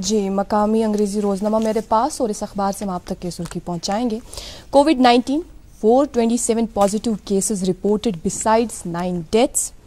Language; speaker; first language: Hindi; non-native, local second language; Kashmiri